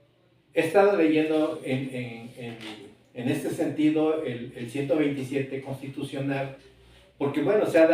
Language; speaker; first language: Spanish; native; Spanish